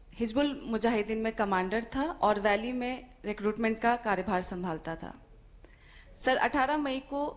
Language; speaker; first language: Hindi; native; Hindi